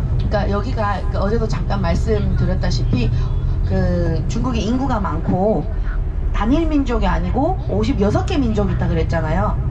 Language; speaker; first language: Korean; early bilingual, heritage; Korean